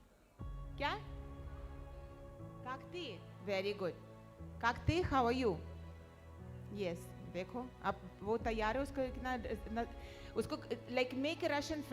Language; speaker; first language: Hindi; non-native, fluent; Russian